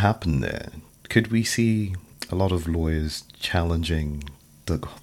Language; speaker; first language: English; non-native, local second language; Shona